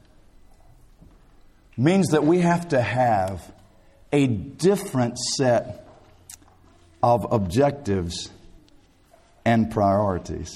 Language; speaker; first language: English; native; English